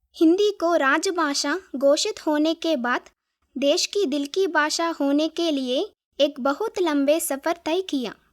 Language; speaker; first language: Hindi; non-native, local second language; Telugu